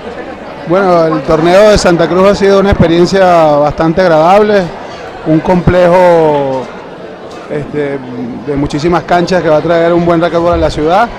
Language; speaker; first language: Spanish; native; Spanish